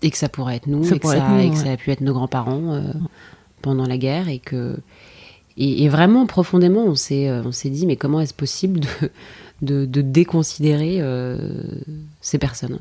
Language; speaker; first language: French; native; French